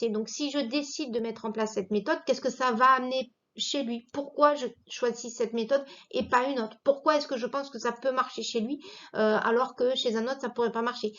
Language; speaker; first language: French; native; French